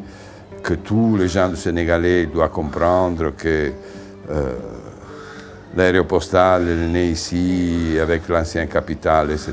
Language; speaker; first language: French; non-native, fluent; Italian